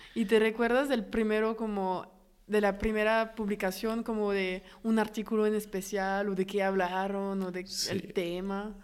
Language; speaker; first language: Spanish; non-native, fluent; French